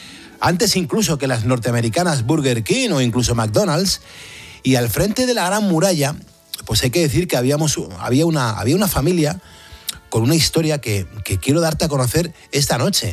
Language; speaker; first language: Spanish; native; Spanish